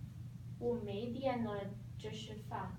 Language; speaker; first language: Chinese; non-native, learner; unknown